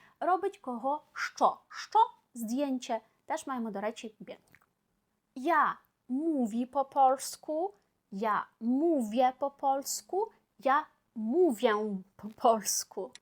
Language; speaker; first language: Polish; non-native, fluent; Ukrainian